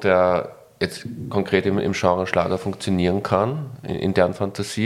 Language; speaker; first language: German; native; German